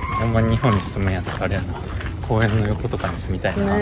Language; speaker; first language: Japanese; native; Japanese